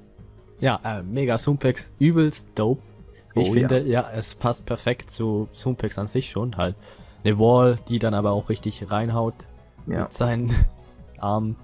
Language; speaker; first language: German; native; German